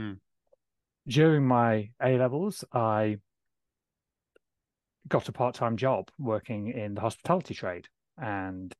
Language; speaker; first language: English; native; English